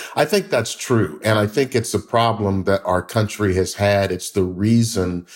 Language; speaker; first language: English; native; English